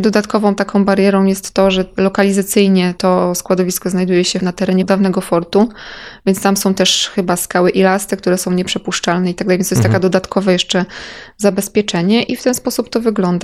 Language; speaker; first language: Polish; native; Polish